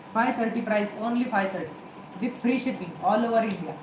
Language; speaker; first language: Hindi; non-native, local second language; Marathi